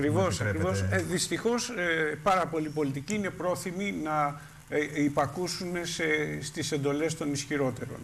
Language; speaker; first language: Greek; native; Greek